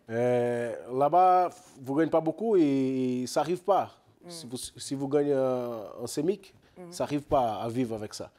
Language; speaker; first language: French; non-native, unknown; Portuguese